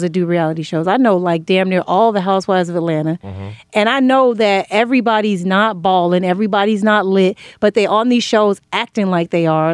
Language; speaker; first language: English; native; English